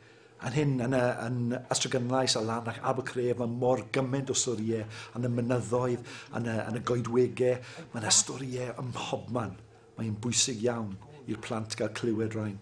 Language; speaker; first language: Welsh; native; Welsh